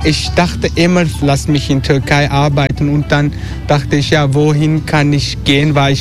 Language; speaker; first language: German; non-native, learner; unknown